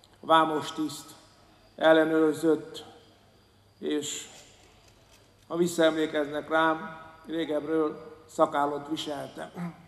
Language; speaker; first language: Hungarian; native; Hungarian